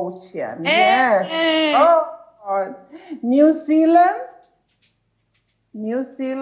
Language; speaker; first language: English; non-native, learner; Spanish